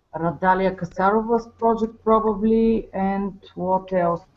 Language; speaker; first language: English; non-native, fluent; Bulgarian